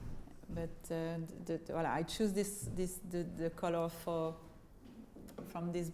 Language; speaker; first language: English; non-native, fluent; French